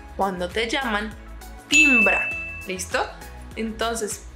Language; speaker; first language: Spanish; native; Spanish